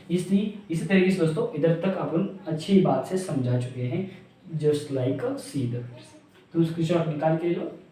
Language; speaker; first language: Hindi; non-native, local second language; Marathi